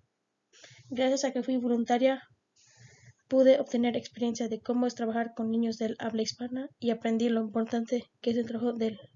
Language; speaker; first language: Spanish; early bilingual, heritage; Spanish